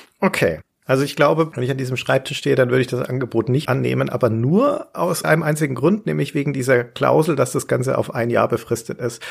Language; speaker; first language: German; native; German